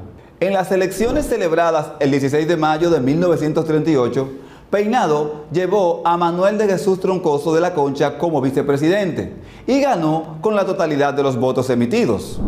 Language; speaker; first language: Spanish; native; Spanish